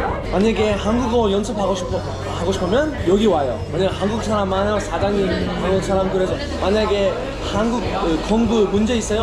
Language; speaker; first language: Korean; non-native, learner; English